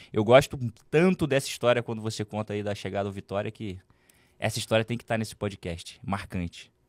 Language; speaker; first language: Portuguese; native; Portuguese